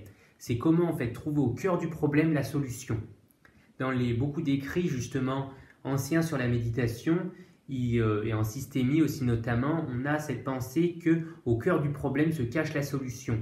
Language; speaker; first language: French; native; French